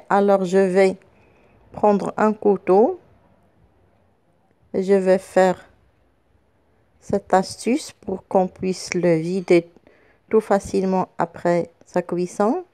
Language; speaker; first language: French; non-native, local second language; Arabic